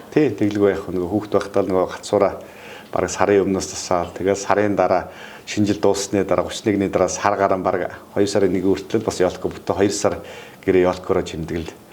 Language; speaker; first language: Mongolian; native; Mongolian